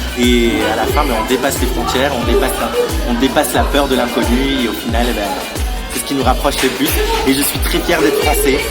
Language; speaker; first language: French; early bilingual, other home language; Arabic